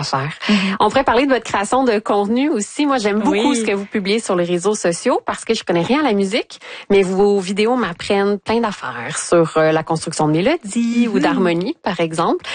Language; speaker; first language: French; native; French